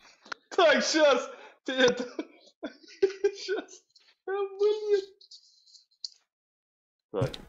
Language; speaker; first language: Russian; non-native, fluent; Arabic